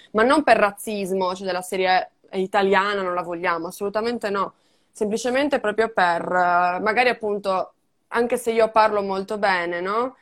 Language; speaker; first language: Italian; native; Italian